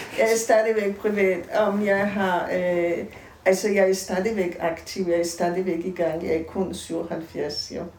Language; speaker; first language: Danish; non-native, fluent; Polish